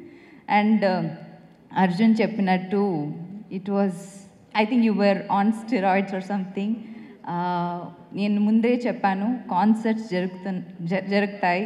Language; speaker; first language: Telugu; non-native, fluent; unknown